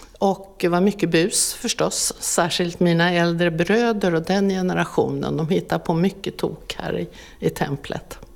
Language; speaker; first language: Swedish; native; Swedish